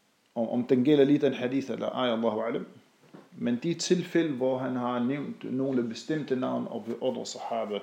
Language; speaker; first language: Danish; non-native, fluent; Arabic